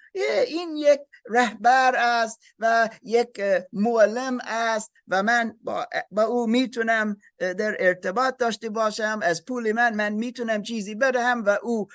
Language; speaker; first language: Persian; non-native, learner; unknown